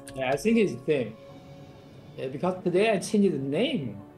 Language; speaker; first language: English; non-native, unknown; Chinese